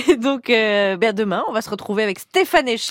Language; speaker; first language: French; native; French